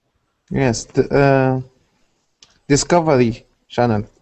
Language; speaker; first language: English; non-native, learner; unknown